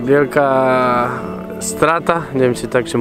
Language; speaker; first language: Polish; non-native, fluent; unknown